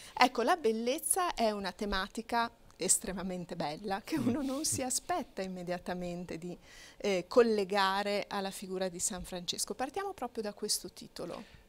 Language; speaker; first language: Italian; native; Italian